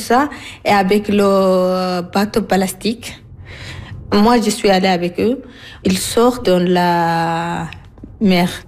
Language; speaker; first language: French; non-native, learner; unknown